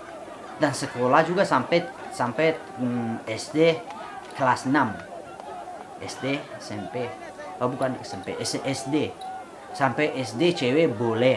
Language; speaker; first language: Indonesian; non-native, fluent; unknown